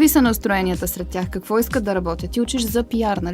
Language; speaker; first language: Bulgarian; native; Bulgarian